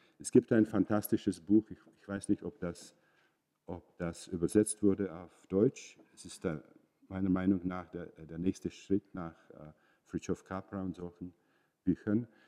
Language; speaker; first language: German; non-native, fluent; Czech